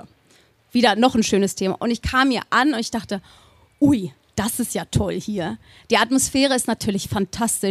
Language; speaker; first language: German; native; German